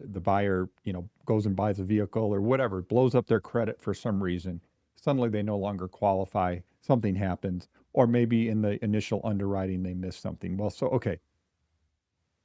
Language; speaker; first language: English; native; English